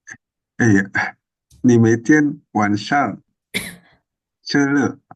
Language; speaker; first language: Chinese; non-native, learner; Indonesian